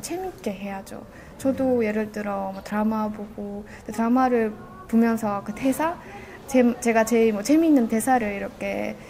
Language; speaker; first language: Korean; non-native, fluent; Estonian